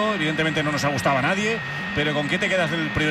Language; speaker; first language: Spanish; native; Spanish